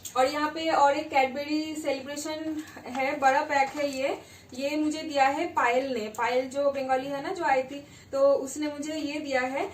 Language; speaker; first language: Hindi; native; Hindi